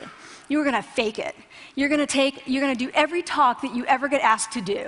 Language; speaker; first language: English; native; English